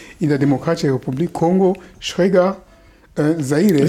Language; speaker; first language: German; non-native, fluent; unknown